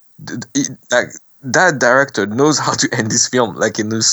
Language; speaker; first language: English; non-native, fluent; French